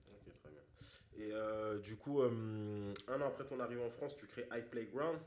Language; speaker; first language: French; native; French